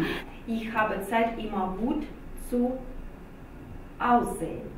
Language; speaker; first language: German; non-native, learner; Russian